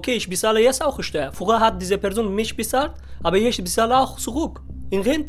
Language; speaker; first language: German; non-native, learner; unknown